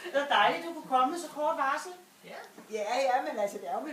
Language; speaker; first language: Danish; native; Danish